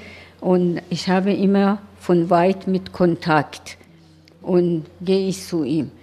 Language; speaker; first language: German; non-native, learner; Persian